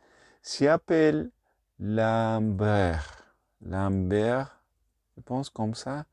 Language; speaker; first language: French; non-native, learner; Spanish